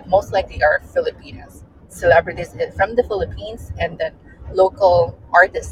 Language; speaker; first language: English; non-native, local second language; Cebuano